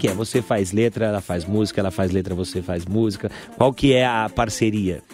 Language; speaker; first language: Portuguese; native; Portuguese